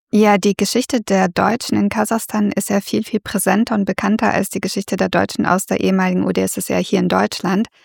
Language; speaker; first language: German; early bilingual, other home language; Russian